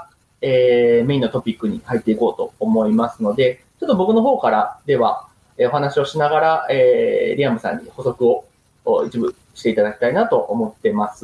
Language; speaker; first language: Japanese; native; Japanese